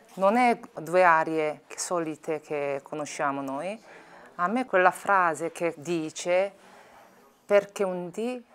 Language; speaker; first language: Italian; non-native, fluent; Korean